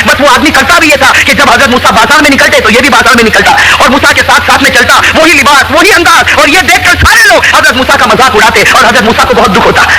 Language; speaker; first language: Urdu; native; Urdu